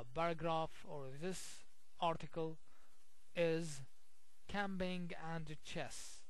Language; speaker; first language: English; non-native, fluent; Arabic